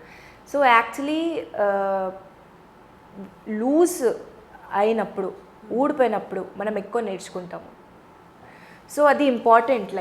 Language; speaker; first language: Telugu; non-native, fluent; Hindi